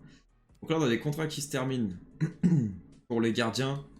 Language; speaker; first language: French; native; French